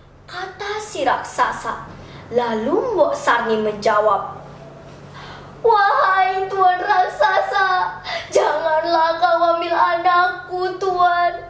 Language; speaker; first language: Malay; non-native, local second language; Balinese